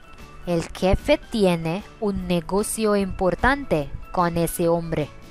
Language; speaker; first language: Spanish; non-native, fluent; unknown